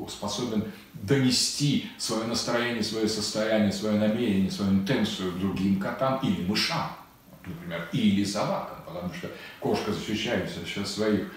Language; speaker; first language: Russian; native; Russian